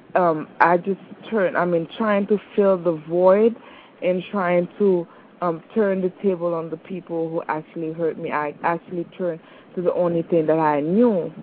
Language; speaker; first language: English; non-native, fluent; Haitian Creole